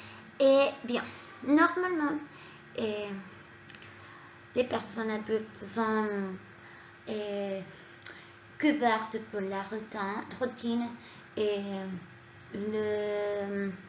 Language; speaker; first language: French; non-native, learner; Spanish